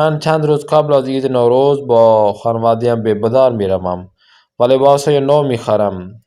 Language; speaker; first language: Persian; non-native, fluent; Urdu